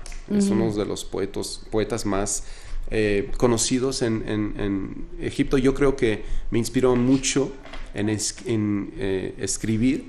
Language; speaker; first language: Spanish; non-native, fluent; Arabic